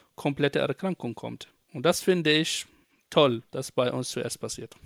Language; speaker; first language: German; non-native, fluent; Arabic